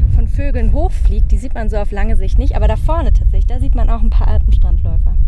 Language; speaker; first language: German; native; German